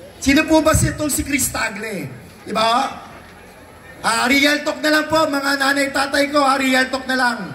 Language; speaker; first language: Filipino; native; Filipino